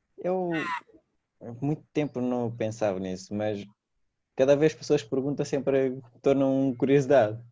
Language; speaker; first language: Portuguese; non-native, fluent; Persian